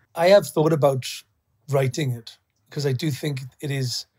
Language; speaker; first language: English; native; English